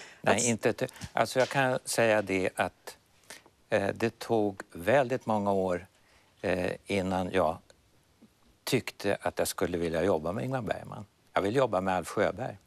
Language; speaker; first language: Swedish; native; Swedish